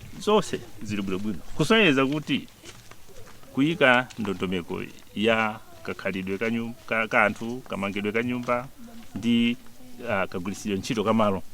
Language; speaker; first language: Nyanja; native; Nyanja